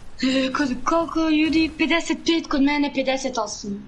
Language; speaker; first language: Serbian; early bilingual, heritage; Serbian